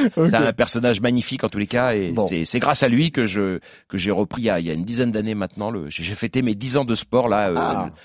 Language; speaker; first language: French; native; French